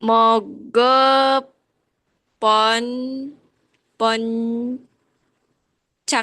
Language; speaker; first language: Korean; non-native, learner; Indonesian